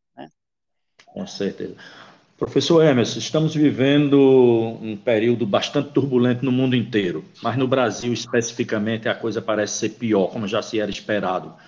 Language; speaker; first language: Portuguese; native; Portuguese